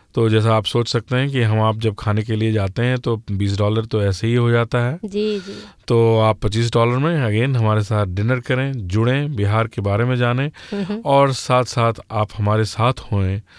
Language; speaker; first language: Hindi; native; Hindi